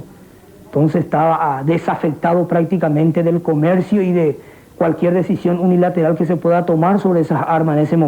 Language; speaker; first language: Spanish; native; Spanish